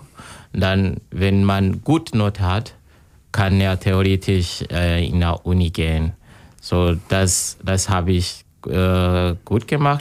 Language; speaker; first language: German; non-native, learner; Kinyarwanda